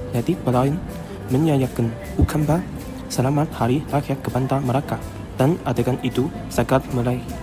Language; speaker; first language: Malay; non-native, learner; Chinese